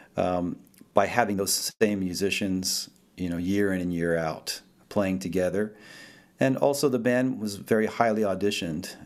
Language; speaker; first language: English; early bilingual, other home language; Italian